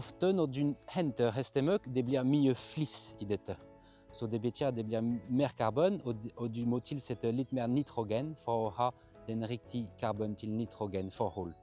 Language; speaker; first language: Norwegian; non-native, fluent; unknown